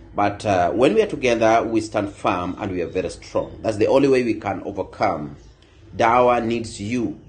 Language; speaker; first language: English; non-native, local second language; Luo (Kenya and Tanzania)